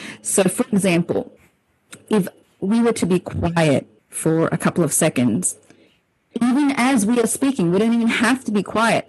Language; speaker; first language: English; native; English